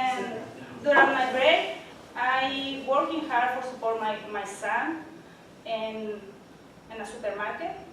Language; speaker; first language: English; non-native, learner; Spanish